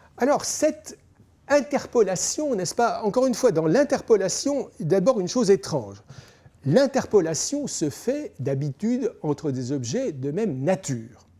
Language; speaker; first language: French; native; French